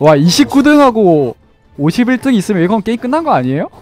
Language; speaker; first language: Korean; native; Korean